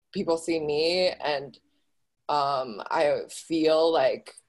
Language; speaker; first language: English; early bilingual, other home language; Chinese